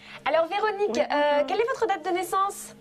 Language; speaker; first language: French; native; French